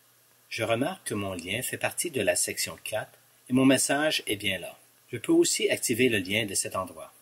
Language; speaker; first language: French; non-native, local second language; English